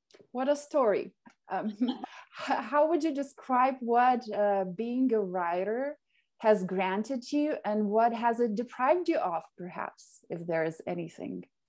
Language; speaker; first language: English; non-native, fluent; Lithuanian